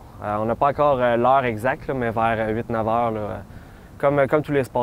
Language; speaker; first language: French; native; French